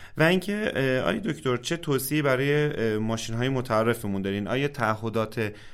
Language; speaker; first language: Persian; non-native, local second language; Azerbaijani